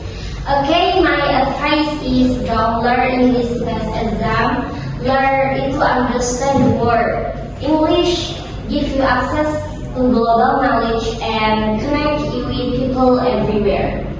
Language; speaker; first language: English; non-native, learner; Indonesian